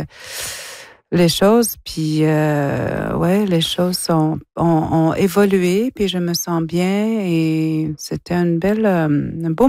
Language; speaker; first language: French; non-native, local second language; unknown